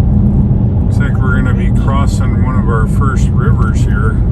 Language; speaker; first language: English; native; English